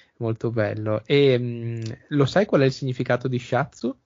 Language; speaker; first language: Italian; native; Italian